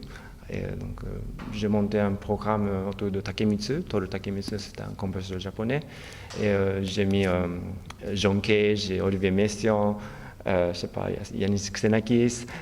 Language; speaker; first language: French; non-native, fluent; Japanese